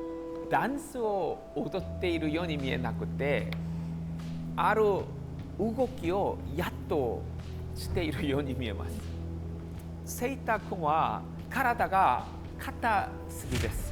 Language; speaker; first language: Japanese; non-native, learner; Korean